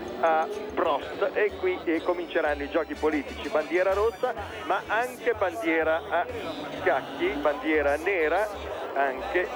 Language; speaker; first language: Italian; native; Italian